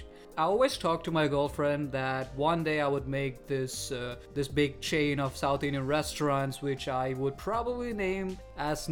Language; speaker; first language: English; non-native, local second language; Malayalam